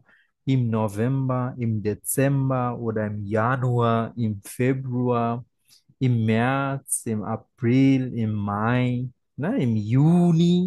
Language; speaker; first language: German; non-native, fluent; Bangla